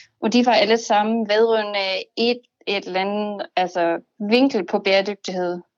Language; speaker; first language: Danish; non-native, fluent; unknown